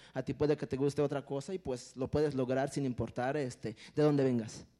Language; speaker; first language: Spanish; non-native, local second language; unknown